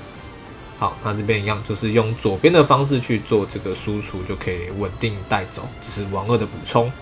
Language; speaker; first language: Chinese; native; Chinese